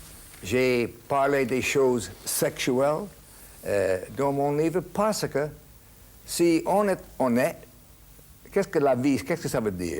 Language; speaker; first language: French; non-native, fluent; English